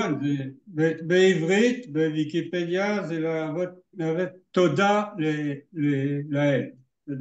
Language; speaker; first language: Hebrew; non-native, fluent; French